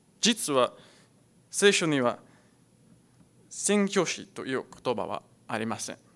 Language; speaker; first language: Japanese; non-native, learner; Afrikaans